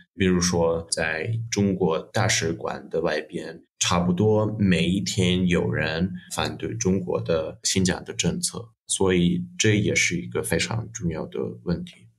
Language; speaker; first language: Chinese; non-native, fluent; Russian